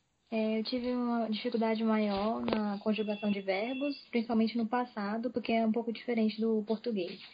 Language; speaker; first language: Spanish; non-native, learner; Portuguese